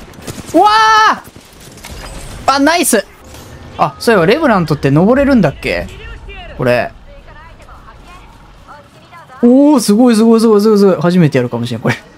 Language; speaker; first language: Japanese; native; Japanese